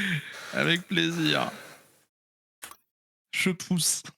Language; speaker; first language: French; native; French